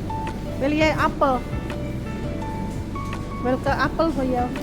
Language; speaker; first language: Dutch; non-native, learner; Indonesian